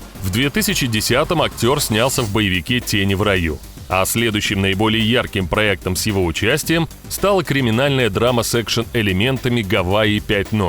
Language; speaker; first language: Russian; native; Russian